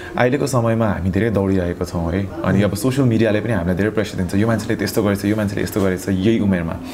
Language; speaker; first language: Nepali; early bilingual, heritage; Nepali